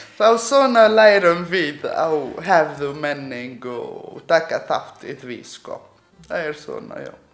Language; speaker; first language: Icelandic; non-native, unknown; Arabic